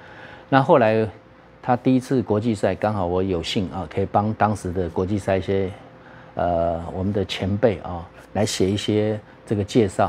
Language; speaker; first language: Chinese; native; Chinese